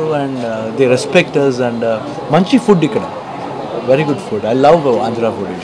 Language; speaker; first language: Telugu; non-native, learner; Kannada